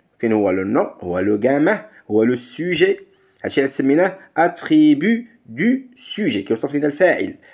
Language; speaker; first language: French; non-native, local second language; Arabic